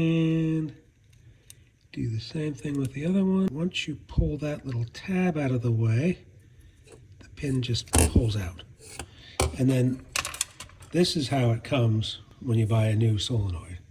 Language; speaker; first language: English; native; English